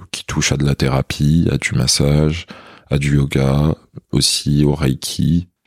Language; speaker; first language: French; non-native, local second language; Kabyle